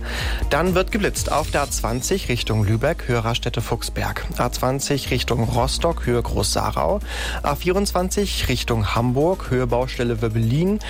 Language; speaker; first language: German; native; German